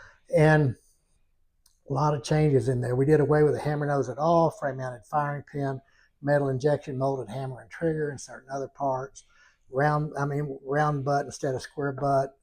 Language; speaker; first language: English; native; English